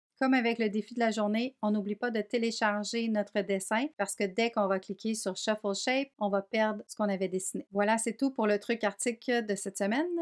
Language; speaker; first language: French; native; French